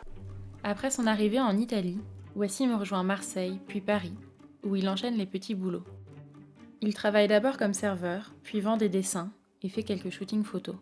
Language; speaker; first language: French; native; French